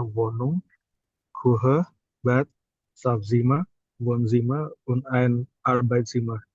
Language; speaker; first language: German; non-native, learner; Indonesian